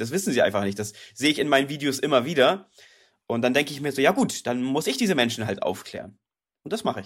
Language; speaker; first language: German; native; German